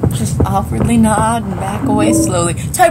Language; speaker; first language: English; native; English